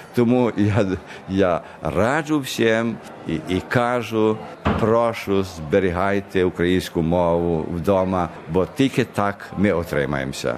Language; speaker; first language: Ukrainian; early bilingual, heritage; Ukrainian